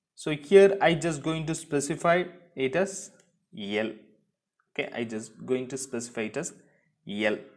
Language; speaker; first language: English; non-native, local second language; Tamil